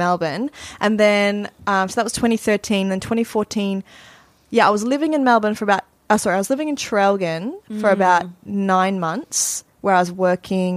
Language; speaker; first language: English; native; English